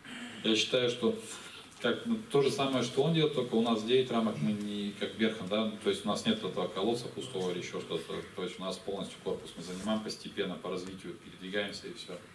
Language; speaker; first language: Russian; native; Russian